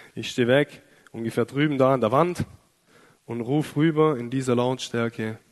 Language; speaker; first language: German; native; German